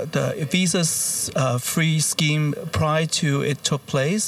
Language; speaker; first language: English; non-native, local second language; Cantonese